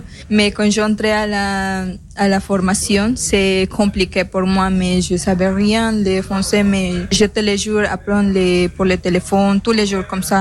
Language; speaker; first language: French; non-native, learner; Spanish